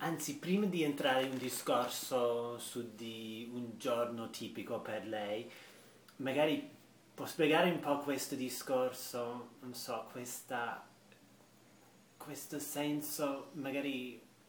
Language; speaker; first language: Italian; non-native, fluent; English